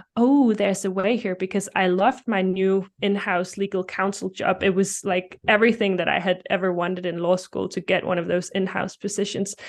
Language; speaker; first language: English; non-native, fluent; Danish